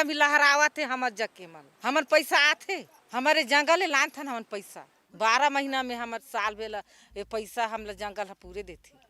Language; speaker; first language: Hindi; non-native, local second language; Chhattisgarhi